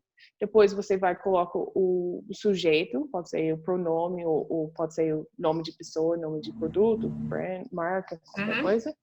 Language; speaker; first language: Portuguese; non-native, fluent; English